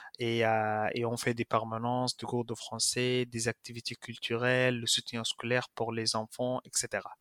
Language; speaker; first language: French; non-native, fluent; Arabic